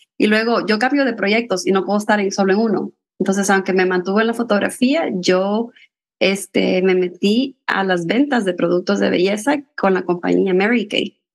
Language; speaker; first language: Spanish; native; Spanish